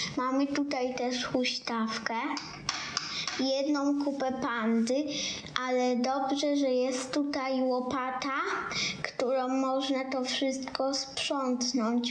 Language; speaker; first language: Polish; native; Polish